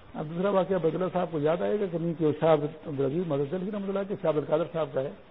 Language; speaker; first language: Urdu; non-native, local second language; Pashto